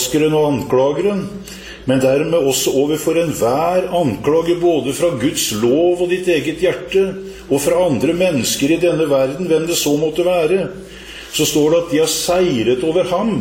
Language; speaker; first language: Norwegian; native; Norwegian